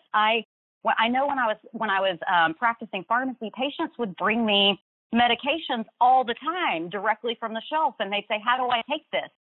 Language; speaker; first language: English; native; English